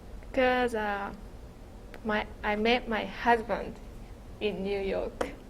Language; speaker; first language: English; non-native, fluent; Japanese